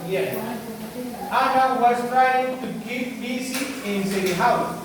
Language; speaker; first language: English; non-native, learner; Spanish